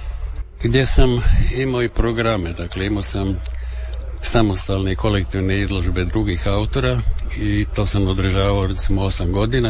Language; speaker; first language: Serbian; native; Serbian